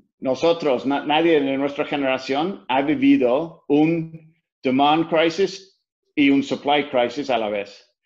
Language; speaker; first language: Spanish; non-native, fluent; English